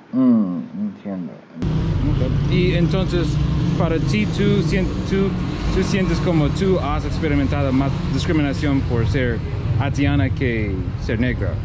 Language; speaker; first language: Spanish; non-native, learner; English